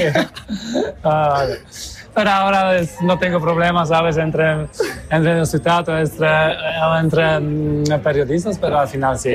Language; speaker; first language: Spanish; non-native, learner; Polish